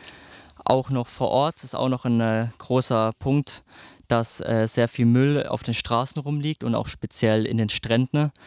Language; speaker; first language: German; native; German